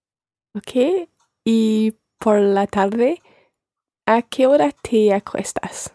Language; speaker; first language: Spanish; non-native, learner; English